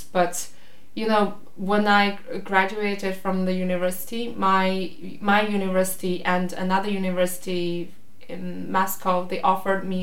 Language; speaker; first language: English; non-native, fluent; Chinese